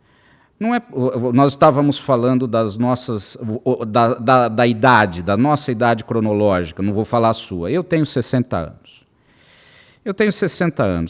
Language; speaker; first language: Portuguese; native; Portuguese